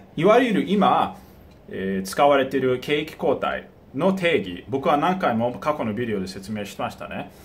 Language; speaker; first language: Japanese; early bilingual, heritage; Japanese